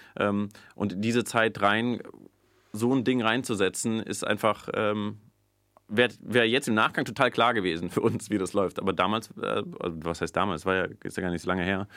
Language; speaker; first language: German; early bilingual, other home language; Russian